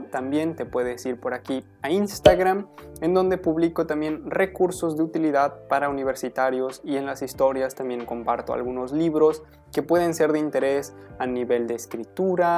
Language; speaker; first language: Spanish; native; Spanish